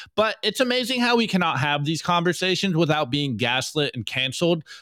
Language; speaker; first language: English; native; English